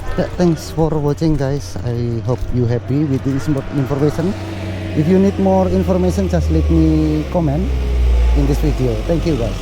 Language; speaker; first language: English; non-native, fluent; Indonesian